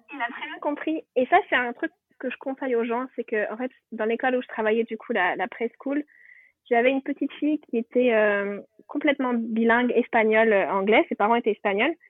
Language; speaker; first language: French; native; French